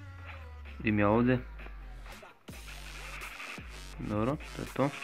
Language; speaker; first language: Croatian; early bilingual, heritage; Croatian